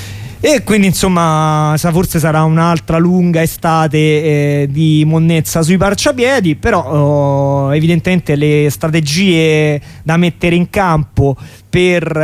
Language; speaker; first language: Italian; native; Italian